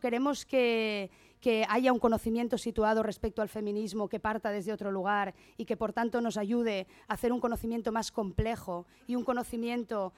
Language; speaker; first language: Spanish; native; Spanish